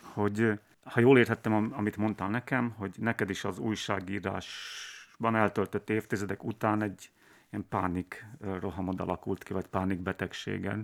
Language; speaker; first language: Hungarian; native; Hungarian